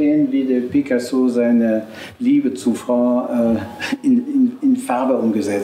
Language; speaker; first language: German; non-native, fluent; French